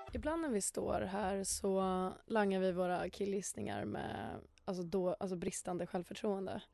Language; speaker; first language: Swedish; native; Swedish